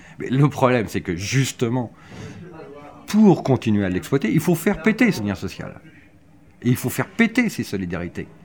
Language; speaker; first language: French; native; French